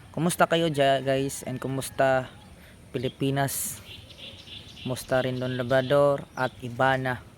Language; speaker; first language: Filipino; non-native, local second language; Cebuano